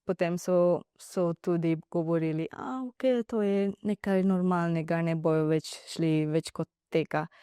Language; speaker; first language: Slovenian; non-native, learner; Divehi